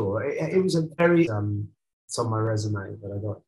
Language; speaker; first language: English; native; English